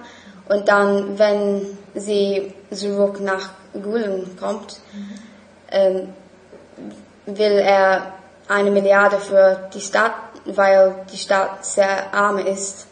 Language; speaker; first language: German; non-native, learner; English